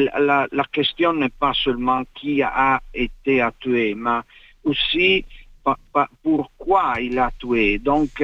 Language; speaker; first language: French; non-native, fluent; Italian